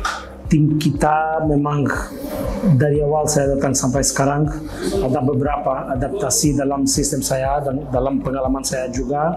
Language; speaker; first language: Indonesian; non-native, fluent; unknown